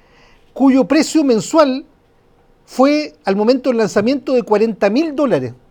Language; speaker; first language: Spanish; native; Spanish